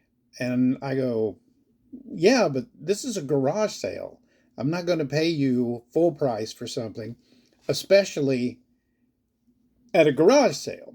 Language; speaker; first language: English; native; English